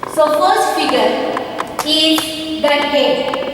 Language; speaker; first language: English; non-native, local second language; Marathi